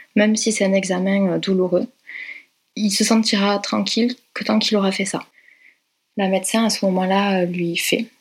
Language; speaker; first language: French; native; French